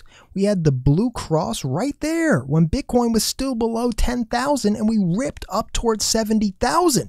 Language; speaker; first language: English; native; English